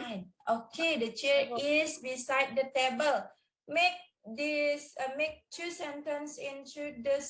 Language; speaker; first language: English; non-native, learner; Indonesian